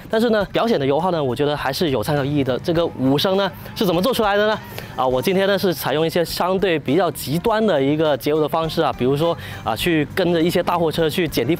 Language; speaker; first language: Chinese; native; Chinese